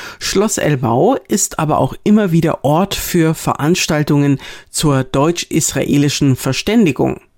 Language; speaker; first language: German; native; German